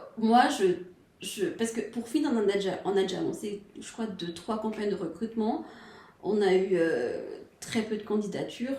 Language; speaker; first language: French; non-native, local second language; Malagasy